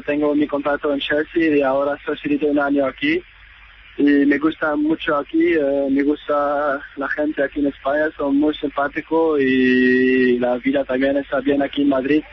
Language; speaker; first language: Spanish; non-native, learner; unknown